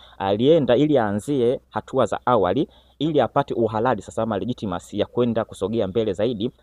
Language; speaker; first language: Swahili; native; Swahili